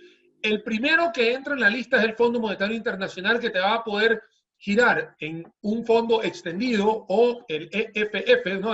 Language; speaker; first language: Spanish; native; Spanish